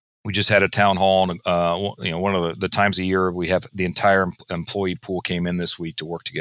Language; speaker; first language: English; native; English